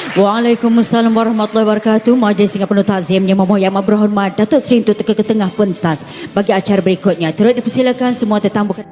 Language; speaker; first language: Malay; native; Malay